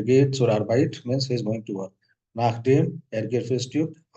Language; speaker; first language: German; non-native, fluent; Hindi